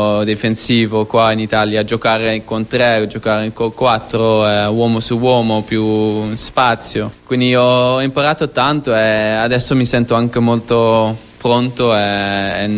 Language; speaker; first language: Italian; non-native, fluent; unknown